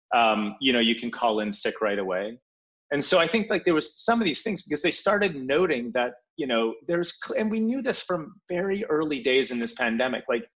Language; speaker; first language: English; early bilingual, other home language; Polish